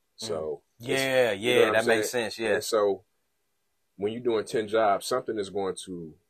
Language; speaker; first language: English; native; English